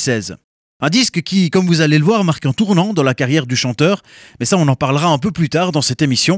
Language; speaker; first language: French; native; French